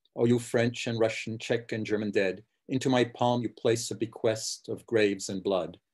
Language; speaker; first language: English; early bilingual, other home language; Czech